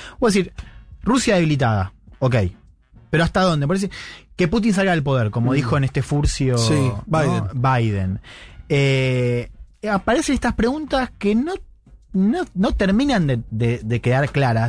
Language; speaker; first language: Spanish; native; Spanish